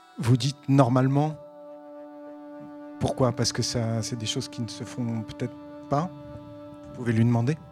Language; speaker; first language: French; native; French